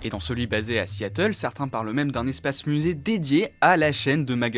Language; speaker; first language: French; native; French